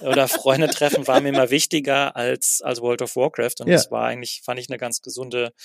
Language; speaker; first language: German; native; German